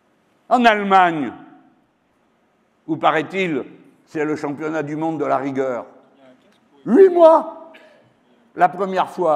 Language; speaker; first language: French; native; French